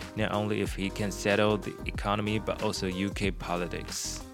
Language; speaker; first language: English; non-native, fluent; Chinese